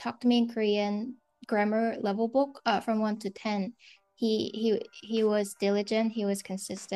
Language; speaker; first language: English; non-native, fluent; Korean